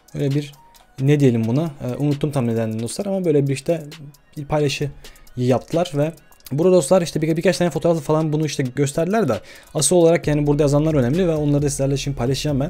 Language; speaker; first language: Turkish; early bilingual, heritage; Turkish